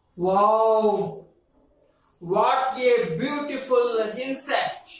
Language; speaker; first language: English; non-native, local second language; Kannada